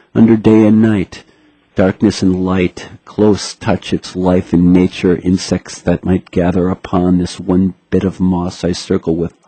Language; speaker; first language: English; native; English